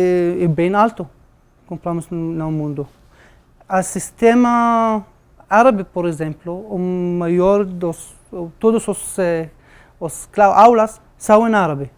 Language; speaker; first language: Portuguese; non-native, learner; Arabic